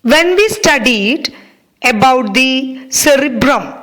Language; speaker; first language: English; non-native, local second language; Malayalam